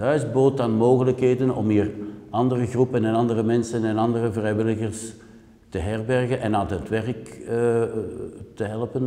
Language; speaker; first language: Dutch; native; Dutch